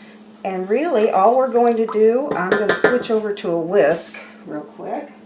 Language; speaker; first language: English; native; English